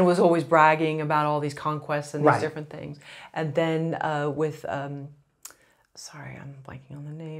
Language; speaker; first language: English; native; English